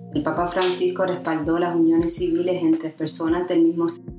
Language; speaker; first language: Spanish; early bilingual, heritage; Spanish